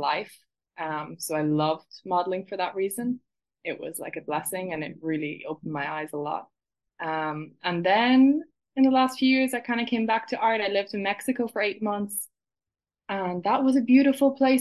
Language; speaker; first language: English; native; English